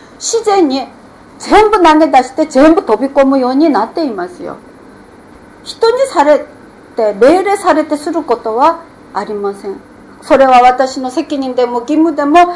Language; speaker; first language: Japanese; non-native, fluent; Korean